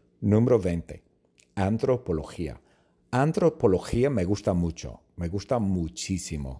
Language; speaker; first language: Spanish; non-native, fluent; English